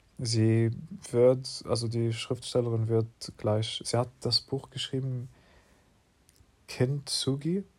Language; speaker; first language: German; non-native, learner; English